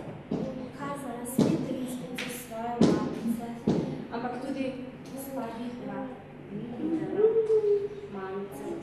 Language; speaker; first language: Slovenian; native; Slovenian